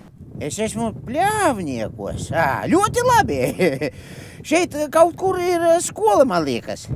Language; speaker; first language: Latvian; non-native, learner; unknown